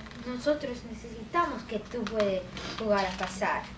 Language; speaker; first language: Spanish; non-native, learner; English